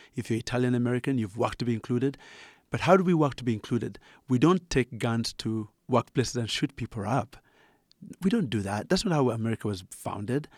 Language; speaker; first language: English; non-native, local second language; Ganda